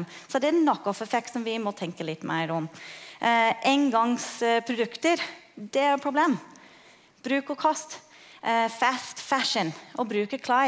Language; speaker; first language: Norwegian; non-native, fluent; English